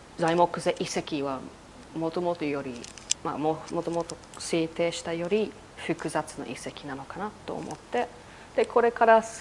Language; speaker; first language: Japanese; non-native, fluent; English